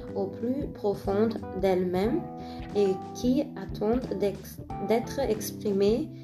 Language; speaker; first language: French; non-native, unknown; German